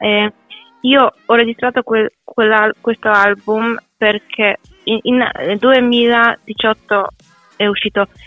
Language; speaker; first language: Italian; non-native, fluent; Polish